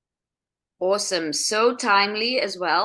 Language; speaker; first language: English; native; English